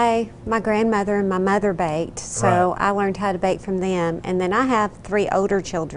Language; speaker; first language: English; native; English